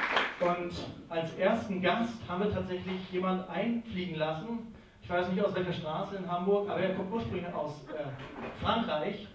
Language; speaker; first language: German; native; German